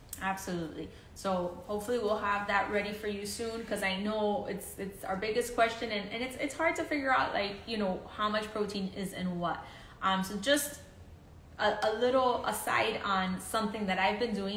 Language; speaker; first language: English; early bilingual, other home language; Spanish